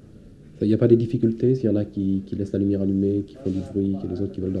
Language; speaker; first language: French; native; French